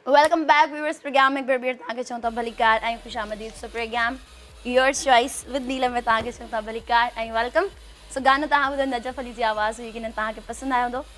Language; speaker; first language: Sindhi; native; Sindhi